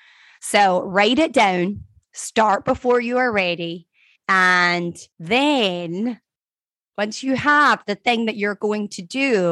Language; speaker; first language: English; native; English